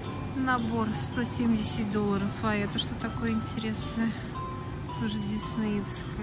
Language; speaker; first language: Russian; native; Russian